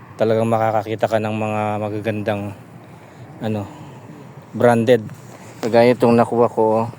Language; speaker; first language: Filipino; non-native, local second language; Pampanga